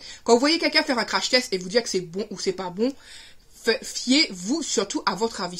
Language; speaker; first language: French; native; French